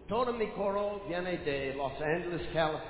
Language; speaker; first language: Spanish; non-native, learner; English